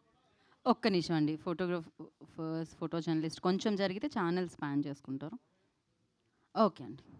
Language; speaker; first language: Telugu; native; Telugu